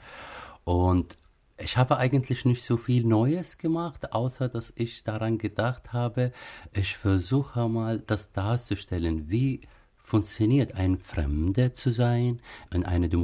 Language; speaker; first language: German; non-native, fluent; Arabic